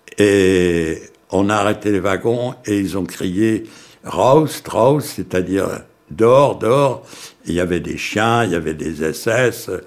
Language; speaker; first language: French; early bilingual, other home language; Yiddish